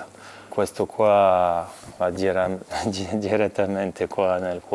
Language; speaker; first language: Italian; non-native, fluent; French